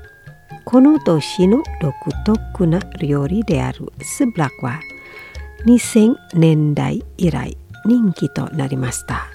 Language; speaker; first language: Japanese; non-native, fluent; Indonesian